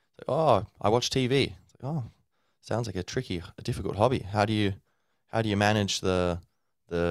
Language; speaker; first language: English; native; English